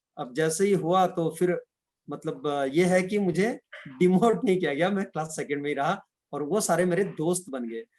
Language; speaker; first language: Hindi; non-native, local second language; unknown